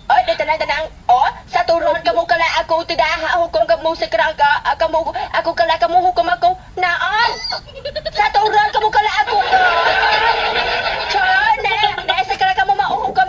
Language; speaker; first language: Indonesian; non-native, learner; Vietnamese